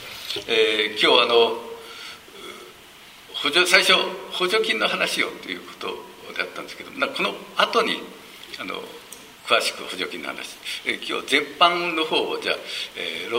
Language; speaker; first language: Japanese; native; Japanese